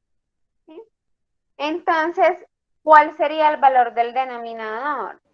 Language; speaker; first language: Spanish; native; Spanish